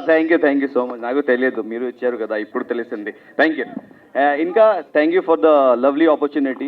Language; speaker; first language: Telugu; non-native, learner; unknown